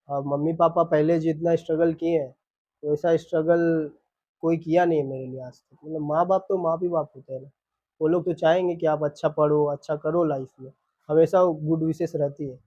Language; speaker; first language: Hindi; non-native, local second language; Bangla